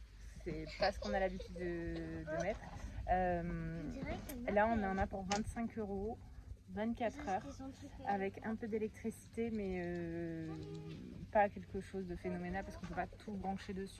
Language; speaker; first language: French; native; French